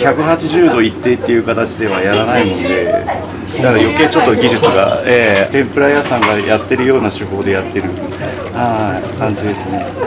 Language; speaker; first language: Japanese; native; Japanese